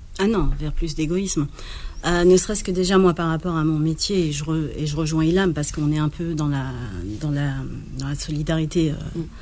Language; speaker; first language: French; early bilingual, other home language; Arabic